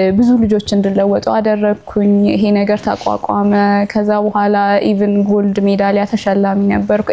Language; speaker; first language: Amharic; non-native, local second language; Oromo